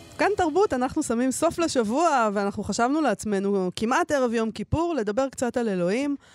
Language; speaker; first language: Hebrew; native; Hebrew